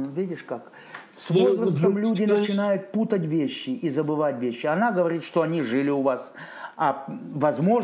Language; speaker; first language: Russian; native; Russian